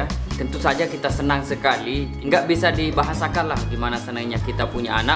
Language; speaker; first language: Indonesian; non-native, local second language; Sasak